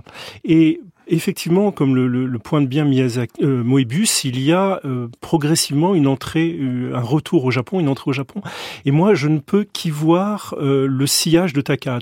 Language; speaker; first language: French; native; French